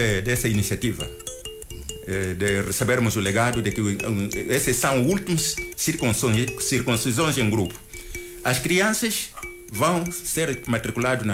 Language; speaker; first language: Portuguese; non-native, local second language; Kongo